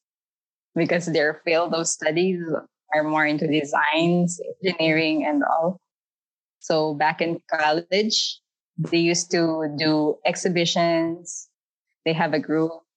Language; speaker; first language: English; non-native, local second language; Filipino